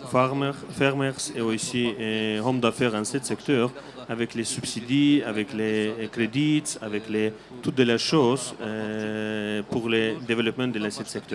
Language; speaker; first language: French; non-native, learner; Azerbaijani